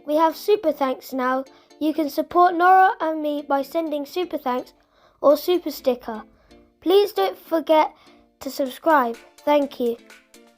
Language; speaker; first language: English; native; English